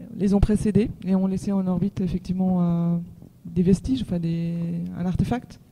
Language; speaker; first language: French; native; French